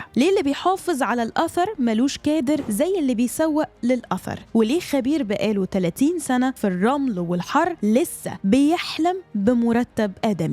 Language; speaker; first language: Arabic; native; Arabic